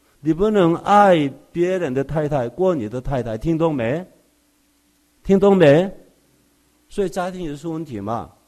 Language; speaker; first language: Chinese; non-native, fluent; Korean